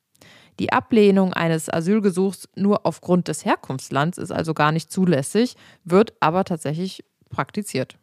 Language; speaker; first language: German; native; German